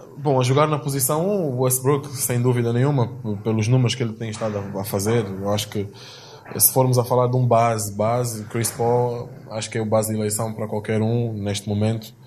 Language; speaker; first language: Portuguese; native; Portuguese